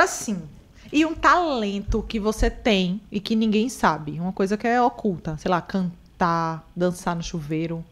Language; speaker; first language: Portuguese; native; Portuguese